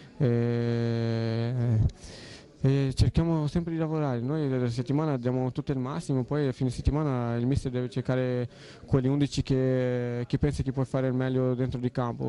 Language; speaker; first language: Italian; non-native, fluent; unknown